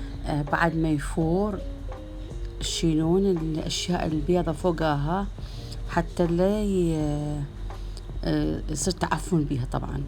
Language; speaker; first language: Arabic; native; Arabic